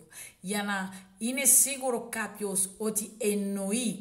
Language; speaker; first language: Greek; non-native, learner; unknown